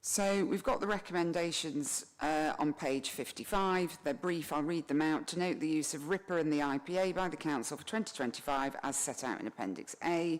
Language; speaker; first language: English; native; English